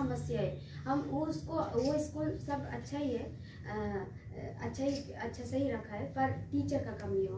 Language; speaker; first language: Hindi; non-native, local second language; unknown